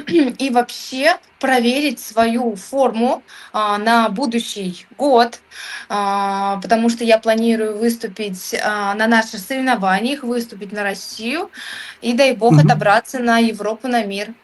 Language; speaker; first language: Russian; native; Russian